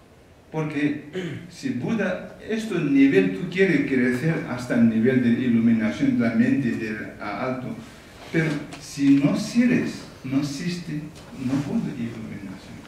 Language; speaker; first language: Spanish; non-native, learner; Tibetan